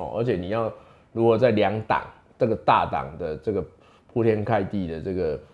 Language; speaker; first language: Chinese; native; Chinese